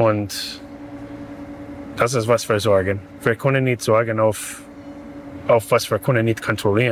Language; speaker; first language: German; non-native, learner; English